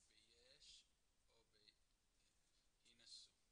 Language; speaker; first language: Hebrew; non-native, learner; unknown